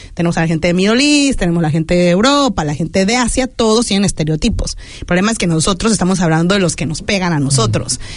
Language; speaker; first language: Spanish; native; Spanish